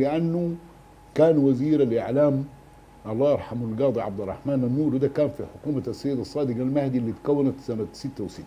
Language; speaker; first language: Arabic; native; Arabic